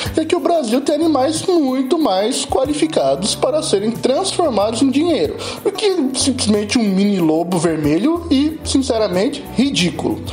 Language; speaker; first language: Portuguese; native; Portuguese